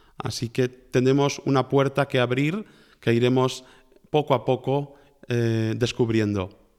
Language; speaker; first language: Spanish; native; Spanish